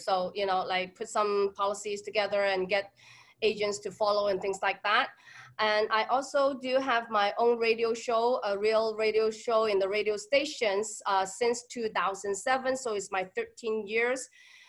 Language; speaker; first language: English; non-native, local second language; Cantonese